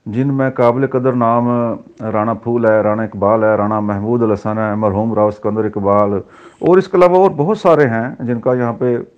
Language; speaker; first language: Urdu; non-native, local second language; Haryanvi